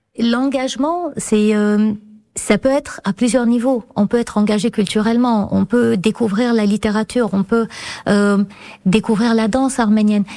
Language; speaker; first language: French; non-native, fluent; Armenian